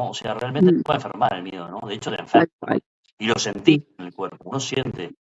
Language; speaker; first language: Spanish; native; Spanish